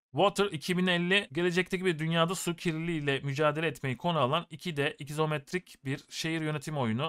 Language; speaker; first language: Turkish; native; Turkish